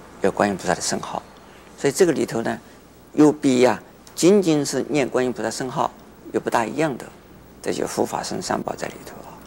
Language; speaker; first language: Chinese; native; Chinese